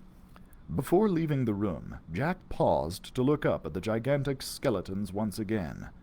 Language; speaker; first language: English; native; English